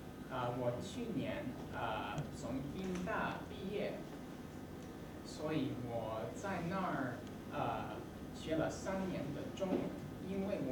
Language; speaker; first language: Chinese; non-native, learner; English